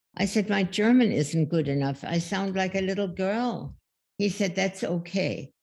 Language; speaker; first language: English; early bilingual, other home language; German